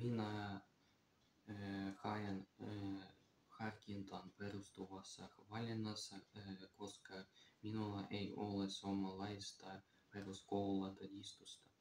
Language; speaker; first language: Finnish; non-native, learner; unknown